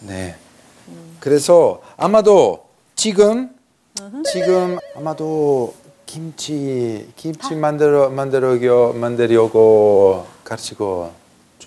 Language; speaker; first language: Korean; non-native, learner; Italian